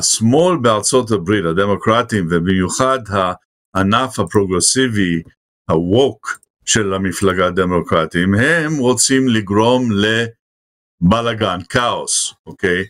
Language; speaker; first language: Hebrew; non-native, fluent; English